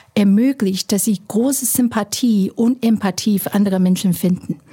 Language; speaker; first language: German; non-native, fluent; Chinese